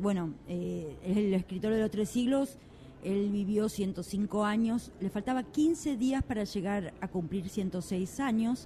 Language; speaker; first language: Spanish; native; Spanish